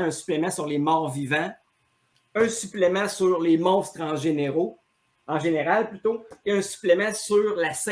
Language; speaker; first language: French; native; French